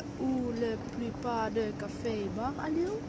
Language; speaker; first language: French; non-native, learner; Dutch